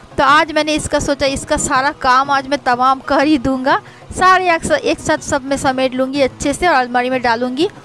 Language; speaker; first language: Hindi; non-native, local second language; Bangla